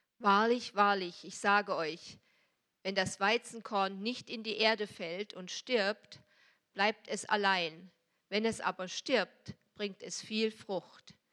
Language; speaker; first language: German; native; German